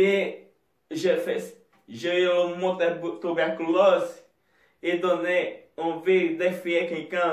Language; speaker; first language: French; non-native, learner; Portuguese